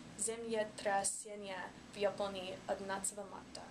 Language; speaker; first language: Russian; non-native, learner; English